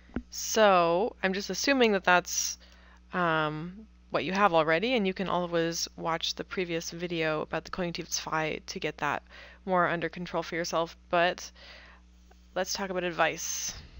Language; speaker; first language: English; native; English